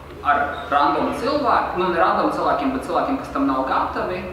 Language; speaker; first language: Latvian; native; Latvian